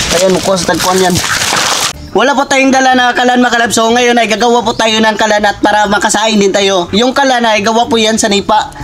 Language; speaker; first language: Filipino; non-native, local second language; Cebuano